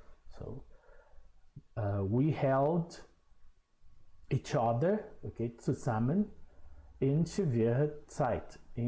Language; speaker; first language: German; non-native, fluent; Portuguese